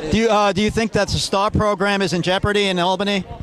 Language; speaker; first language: English; native; English